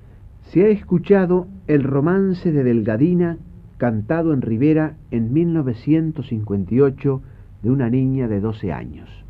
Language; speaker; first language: Spanish; native; Spanish